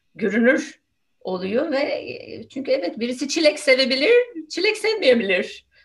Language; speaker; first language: Turkish; non-native, fluent; English